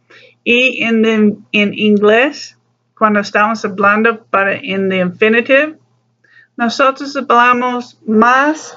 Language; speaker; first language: Spanish; non-native, learner; English